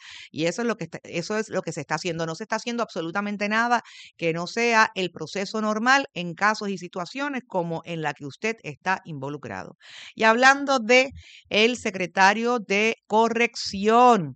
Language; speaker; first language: Spanish; native; Spanish